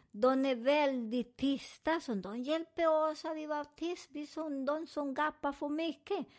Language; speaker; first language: Swedish; non-native, fluent; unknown